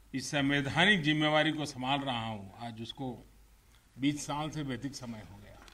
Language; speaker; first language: Hindi; non-native, local second language; Gujarati